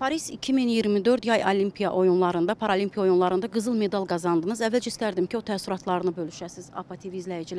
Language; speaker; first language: Azerbaijani; native; Azerbaijani